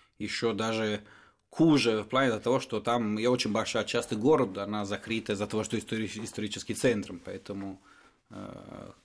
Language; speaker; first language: Russian; non-native, fluent; Italian